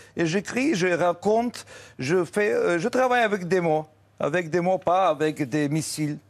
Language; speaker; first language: French; non-native, fluent; Russian